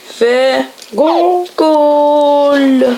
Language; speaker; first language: Turkish; native; Turkish